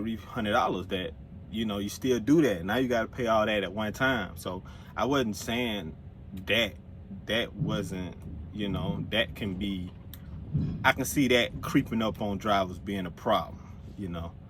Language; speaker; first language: English; native; English